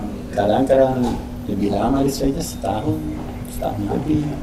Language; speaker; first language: Indonesian; non-native, fluent; Swedish